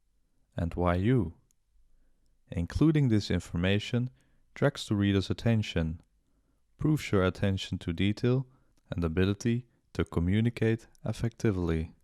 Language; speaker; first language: English; non-native, fluent; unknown